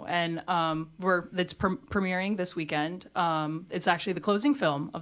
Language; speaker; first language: English; native; English